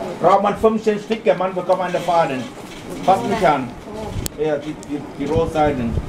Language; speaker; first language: German; non-native, learner; Vietnamese